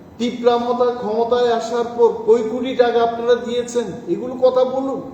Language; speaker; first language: Bangla; non-native, local second language; Kok Borok